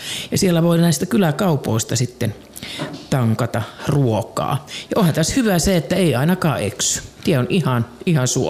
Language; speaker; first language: Finnish; native; Finnish